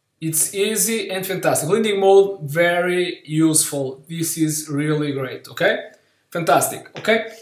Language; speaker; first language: English; non-native, learner; Portuguese